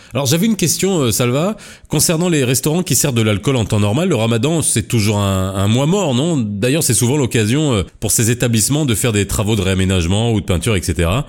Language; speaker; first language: French; non-native, local second language; Arabic